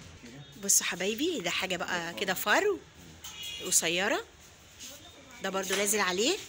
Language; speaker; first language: Arabic; native; Arabic